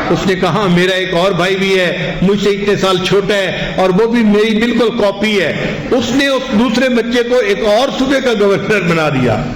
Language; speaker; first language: Urdu; non-native, local second language; Punjabi